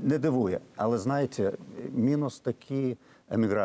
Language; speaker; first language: Ukrainian; non-native, fluent; Lithuanian